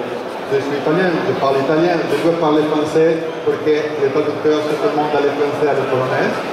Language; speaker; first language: French; non-native, learner; Italian